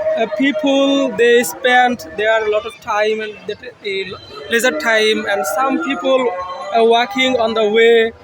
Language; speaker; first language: English; non-native, learner; Bangla